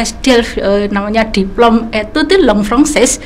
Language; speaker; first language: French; non-native, learner; Indonesian